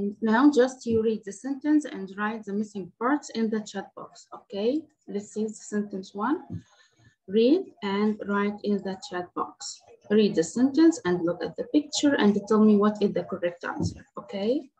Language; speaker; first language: English; non-native, fluent; Arabic